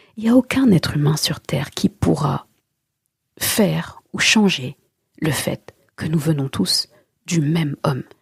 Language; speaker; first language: French; early bilingual, other home language; Wolof